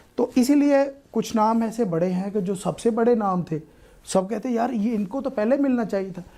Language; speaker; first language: Urdu; non-native, local second language; Punjabi